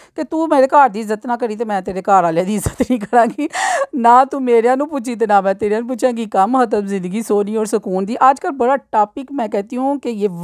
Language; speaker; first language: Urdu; non-native, local second language; Punjabi